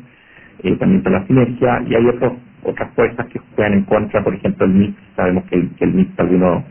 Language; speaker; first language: Spanish; native; Spanish